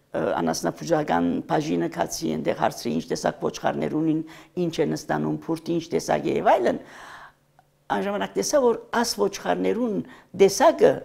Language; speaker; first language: Armenian; early bilingual, heritage; Armenian